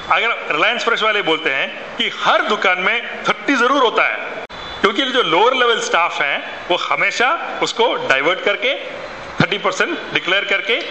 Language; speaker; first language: Hindi; non-native, local second language; Malayalam